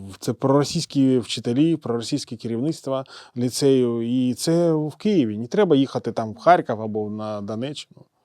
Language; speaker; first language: Ukrainian; non-native, local second language; Russian